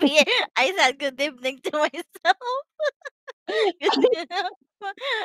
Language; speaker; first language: English; non-native, learner; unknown